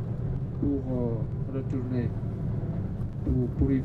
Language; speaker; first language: French; non-native, learner; Balinese